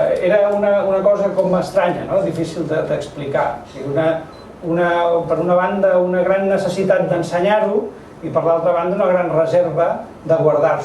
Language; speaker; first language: Catalan; native; Catalan